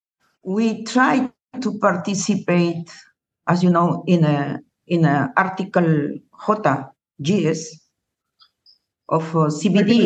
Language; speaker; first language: English; non-native, learner; Spanish